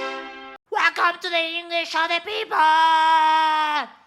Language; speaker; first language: English; non-native, fluent; Spanish